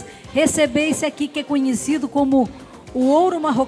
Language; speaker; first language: Portuguese; native; Portuguese